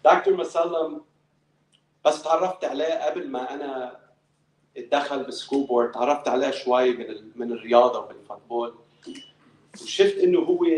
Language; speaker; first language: Arabic; early bilingual, other home language; English